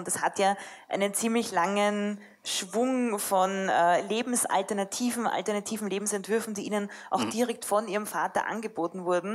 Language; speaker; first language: German; native; German